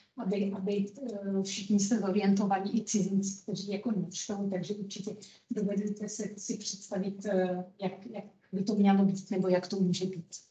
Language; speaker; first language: Czech; non-native, fluent; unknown